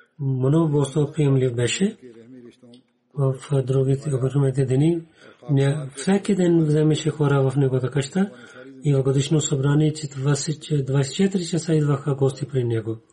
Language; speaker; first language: Bulgarian; non-native, learner; Urdu